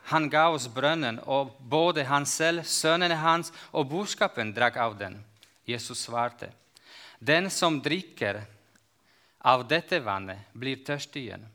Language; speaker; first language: Norwegian; non-native, fluent; Slovak